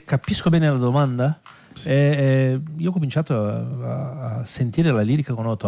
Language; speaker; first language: Italian; non-native, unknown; Portuguese